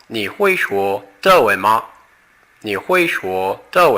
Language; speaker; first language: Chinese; non-native, learner; Portuguese